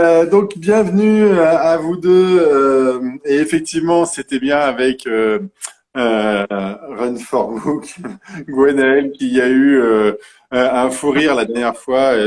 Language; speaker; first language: French; native; French